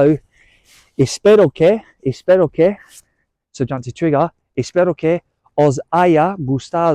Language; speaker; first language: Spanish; non-native, learner; English